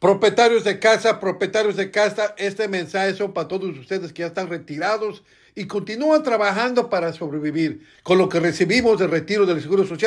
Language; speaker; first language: Spanish; native; Spanish